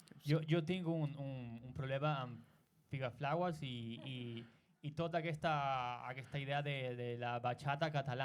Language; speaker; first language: Catalan; non-native, learner; Spanish